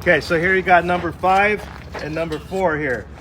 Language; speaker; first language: English; native; English